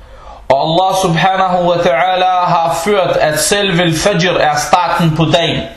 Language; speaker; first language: Danish; non-native, fluent; Arabic